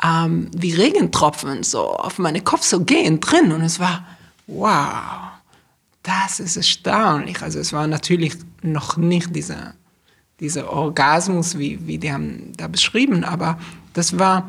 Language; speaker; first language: German; non-native, fluent; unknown